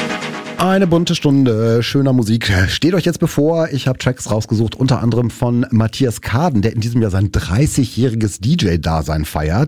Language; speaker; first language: German; native; German